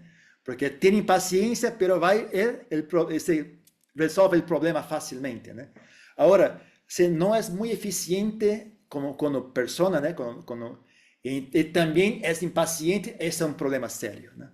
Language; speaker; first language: Spanish; non-native, fluent; Portuguese